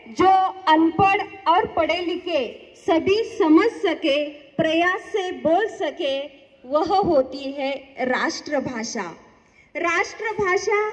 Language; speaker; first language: Hindi; non-native, local second language; Marathi